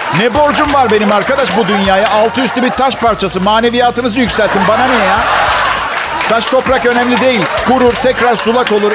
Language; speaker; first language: Turkish; native; Turkish